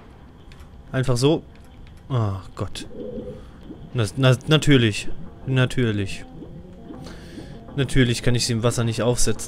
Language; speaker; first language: German; native; German